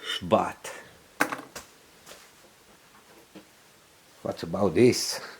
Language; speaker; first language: English; non-native, learner; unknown